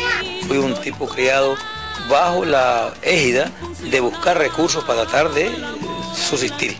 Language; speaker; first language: Spanish; native; Spanish